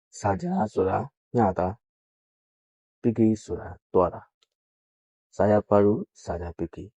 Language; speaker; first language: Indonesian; non-native, learner; Burmese